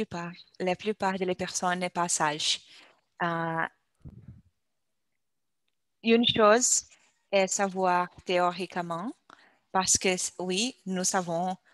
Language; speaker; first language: French; non-native, learner; Portuguese